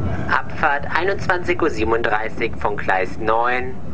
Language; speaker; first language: German; native; German